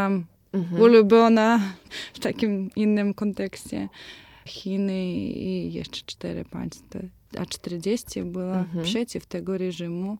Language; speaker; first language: Polish; non-native, fluent; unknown